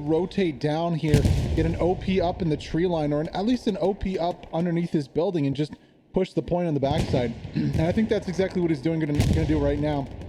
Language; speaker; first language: English; native; English